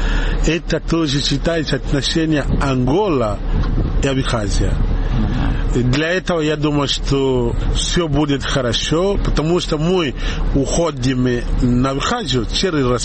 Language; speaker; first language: Russian; non-native, learner; Portuguese